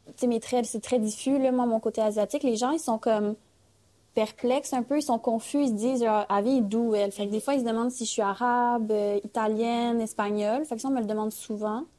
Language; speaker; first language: French; native; French